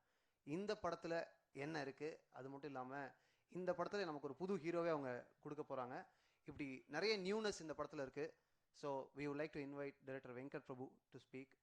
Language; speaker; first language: Tamil; native; Tamil